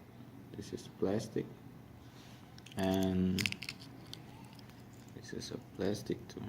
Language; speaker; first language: English; non-native, learner; Indonesian